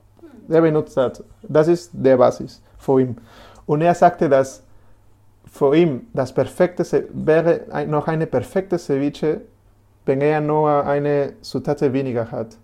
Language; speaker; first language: German; non-native, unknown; Spanish